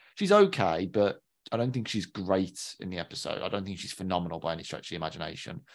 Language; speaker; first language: English; native; English